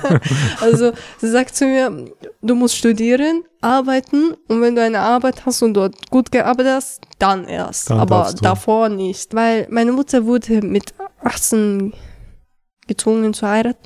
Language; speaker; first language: German; early bilingual, other home language; Chechen